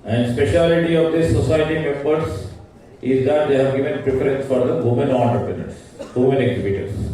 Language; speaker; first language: English; non-native, local second language; Telugu